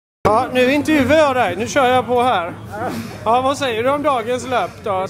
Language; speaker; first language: Swedish; native; Swedish